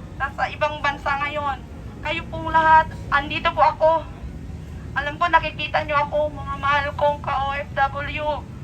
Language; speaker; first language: Filipino; native; Filipino